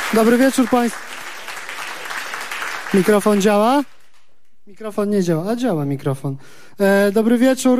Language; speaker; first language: Polish; native; Polish